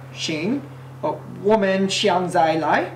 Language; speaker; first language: Chinese; non-native, learner; English